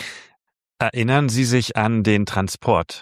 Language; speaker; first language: German; native; German